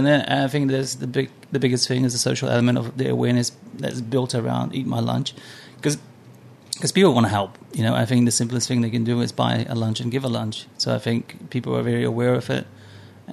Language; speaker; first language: English; non-native, fluent; Samoan